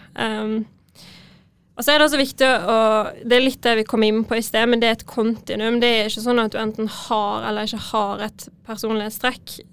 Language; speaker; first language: Norwegian; native; Norwegian